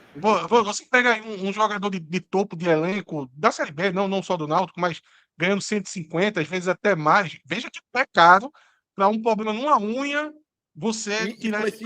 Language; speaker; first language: Portuguese; native; Portuguese